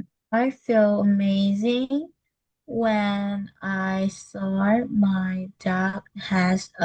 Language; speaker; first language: English; non-native, learner; Vietnamese